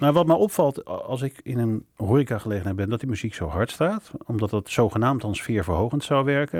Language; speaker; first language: Dutch; native; Dutch